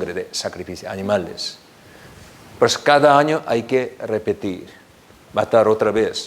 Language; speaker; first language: Spanish; non-native, learner; Korean